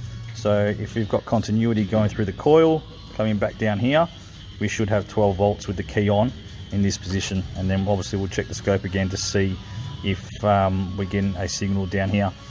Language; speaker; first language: English; native; English